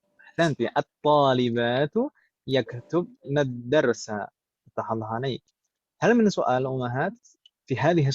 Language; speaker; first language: Arabic; non-native, fluent; Indonesian